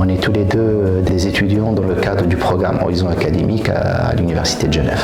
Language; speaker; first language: French; non-native, local second language; Arabic